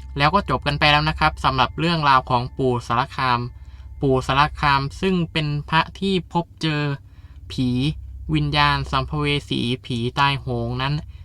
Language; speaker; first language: Thai; native; Thai